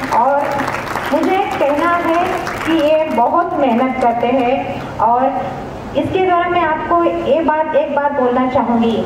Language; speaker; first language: Hindi; non-native, local second language; Marathi